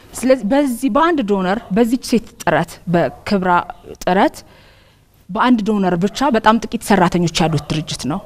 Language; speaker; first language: Amharic; native; Amharic